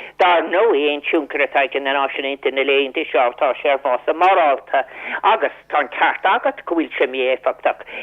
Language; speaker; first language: Irish; non-native, local second language; English